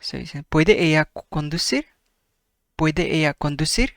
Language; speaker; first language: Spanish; non-native, fluent; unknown